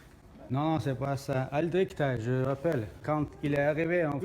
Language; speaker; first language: French; non-native, learner; Chechen